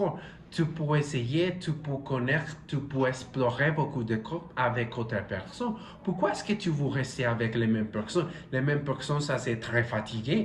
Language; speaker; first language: French; non-native, learner; Spanish